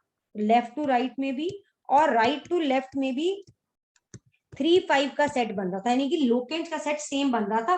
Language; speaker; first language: Hindi; native; Hindi